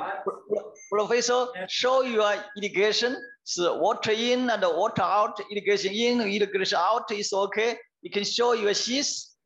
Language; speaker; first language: English; non-native, learner; Chinese